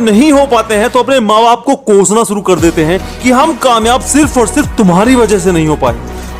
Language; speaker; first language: Hindi; native; Hindi